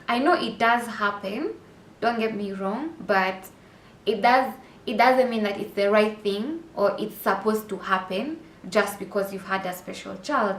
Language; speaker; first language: English; non-native, local second language; Swahili